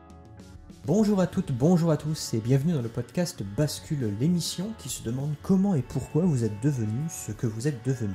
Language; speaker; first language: French; native; French